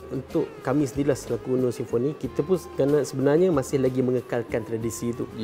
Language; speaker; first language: Malay; native; Malay